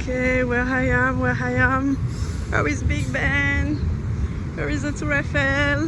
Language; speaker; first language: English; non-native, learner; French